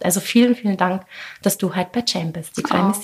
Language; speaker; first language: German; native; German